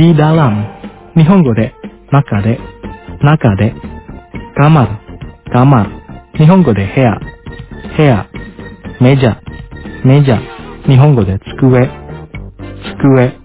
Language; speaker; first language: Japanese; non-native, fluent; Indonesian